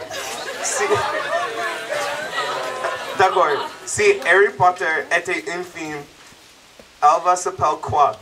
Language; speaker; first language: French; non-native, learner; English